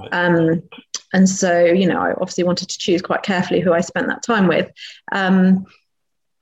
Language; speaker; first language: English; native; English